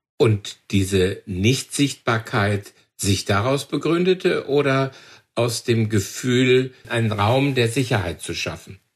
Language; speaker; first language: German; native; German